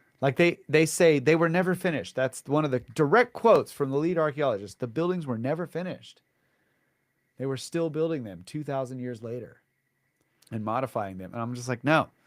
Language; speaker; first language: English; native; English